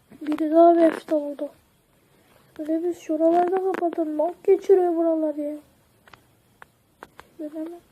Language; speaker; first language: Turkish; native; Turkish